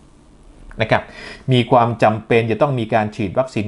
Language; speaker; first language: Thai; native; Thai